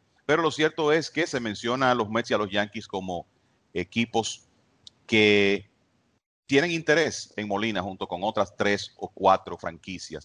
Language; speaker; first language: Spanish; native; Spanish